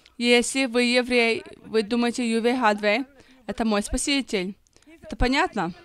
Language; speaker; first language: Russian; early bilingual, heritage; Russian